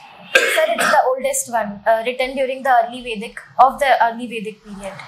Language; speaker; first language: English; non-native, local second language; Hindi